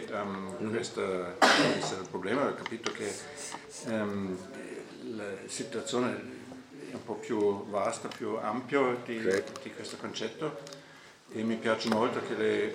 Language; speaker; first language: Italian; non-native, fluent; German